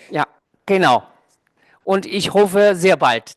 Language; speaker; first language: German; non-native, fluent; Chinese